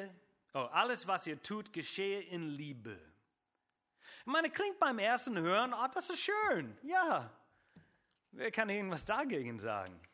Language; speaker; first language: German; non-native, fluent; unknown